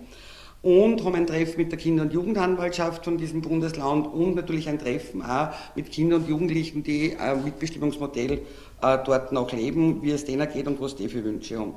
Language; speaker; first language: German; native; German